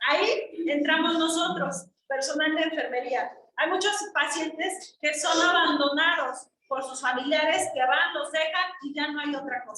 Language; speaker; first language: Spanish; native; Spanish